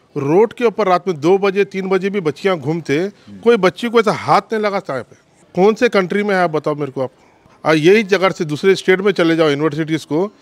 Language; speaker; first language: Hindi; non-native, local second language; Urdu